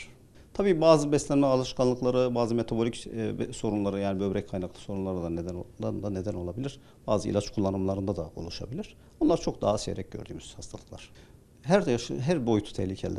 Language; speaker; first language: Turkish; native; Turkish